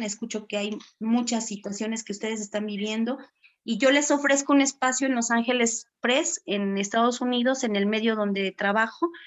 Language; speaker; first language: Spanish; native; Spanish